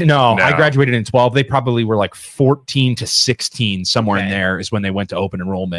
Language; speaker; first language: English; native; English